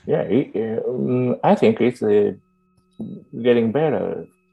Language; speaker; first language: English; non-native, learner; Japanese